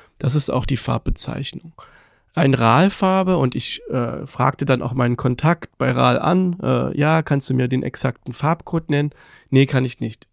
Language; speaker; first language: German; early bilingual, other home language; Persian